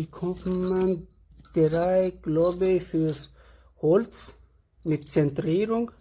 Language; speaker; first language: German; non-native, learner; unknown